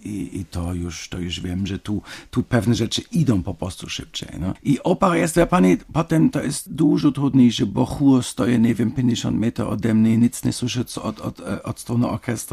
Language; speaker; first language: Polish; non-native, fluent; German